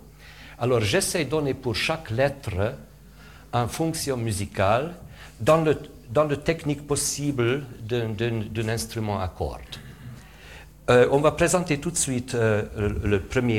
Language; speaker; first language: French; non-native, fluent; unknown